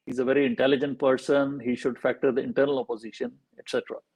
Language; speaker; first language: English; non-native, local second language; Punjabi